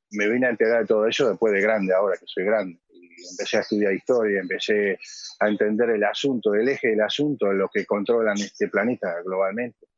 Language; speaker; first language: Spanish; native; Spanish